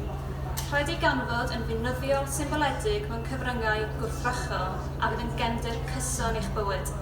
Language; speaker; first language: Welsh; native; Welsh